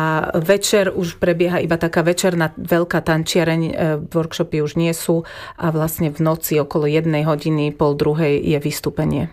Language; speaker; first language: Slovak; native; Slovak